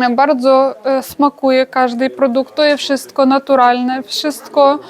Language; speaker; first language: Polish; non-native, learner; Ukrainian